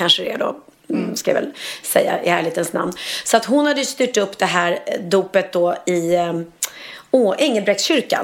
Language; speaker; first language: Swedish; native; Swedish